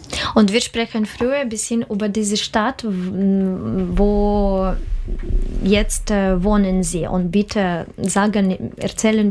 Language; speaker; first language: German; non-native, learner; Russian